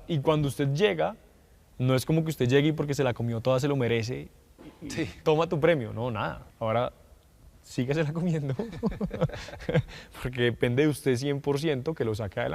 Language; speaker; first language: Spanish; native; Spanish